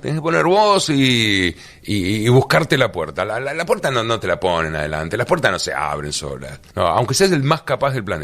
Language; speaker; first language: Spanish; native; Spanish